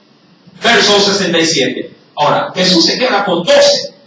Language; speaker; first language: Spanish; native; Spanish